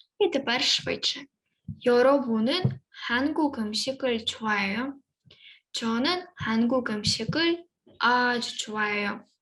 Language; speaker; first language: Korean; non-native, fluent; Ukrainian